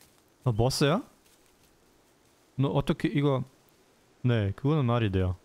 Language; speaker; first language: Korean; non-native, learner; German